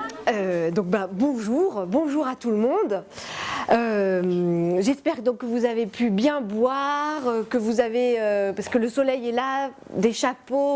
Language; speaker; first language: French; native; French